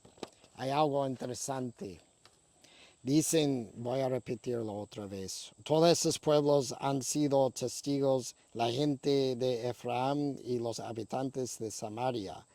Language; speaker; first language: Spanish; non-native, fluent; English